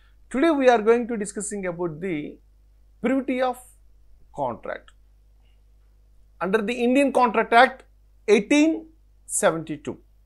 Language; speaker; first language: English; non-native, local second language; Telugu